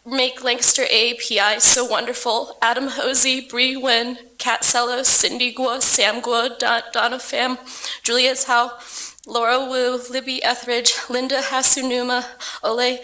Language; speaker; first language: English; native; English